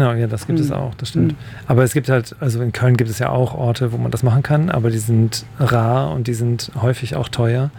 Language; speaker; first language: German; native; German